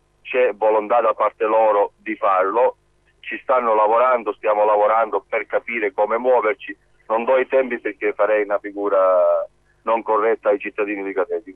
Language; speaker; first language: Italian; native; Italian